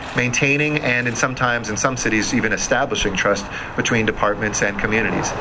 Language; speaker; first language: English; native; English